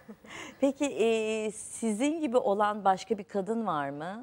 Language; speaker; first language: Turkish; native; Turkish